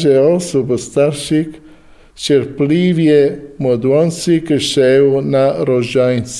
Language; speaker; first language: Polish; non-native, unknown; Italian